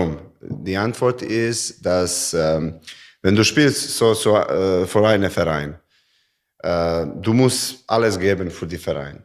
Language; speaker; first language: German; non-native, learner; Serbian